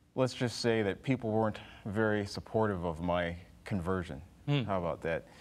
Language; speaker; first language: English; native; English